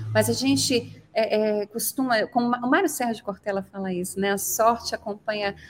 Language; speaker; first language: Portuguese; native; Portuguese